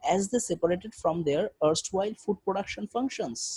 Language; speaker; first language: English; non-native, local second language; Bangla